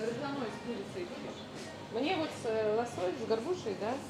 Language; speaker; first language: Russian; native; Russian